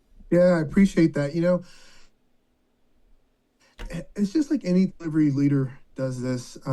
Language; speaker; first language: English; native; English